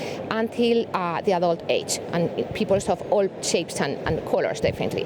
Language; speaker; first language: English; non-native, fluent; Spanish